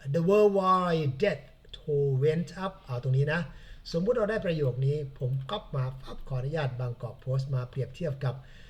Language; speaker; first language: Thai; native; Thai